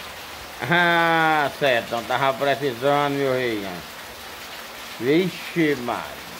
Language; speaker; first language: Portuguese; native; Portuguese